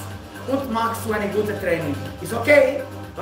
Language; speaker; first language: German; non-native, learner; Spanish